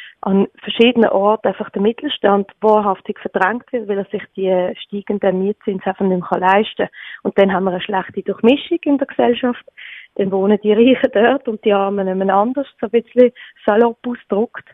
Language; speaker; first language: German; native; German